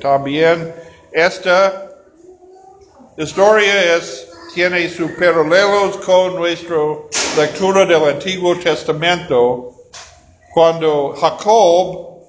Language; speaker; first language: Spanish; non-native, learner; English